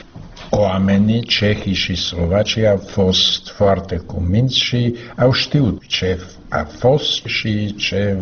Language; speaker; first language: Romanian; non-native, fluent; Slovak